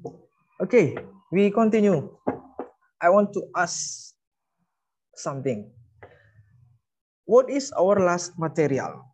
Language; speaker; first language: English; non-native, learner; Indonesian